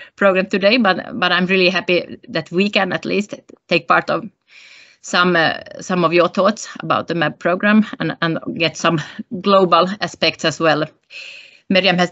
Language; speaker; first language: English; non-native, fluent; Finnish